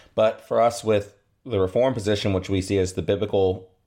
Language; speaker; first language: English; native; English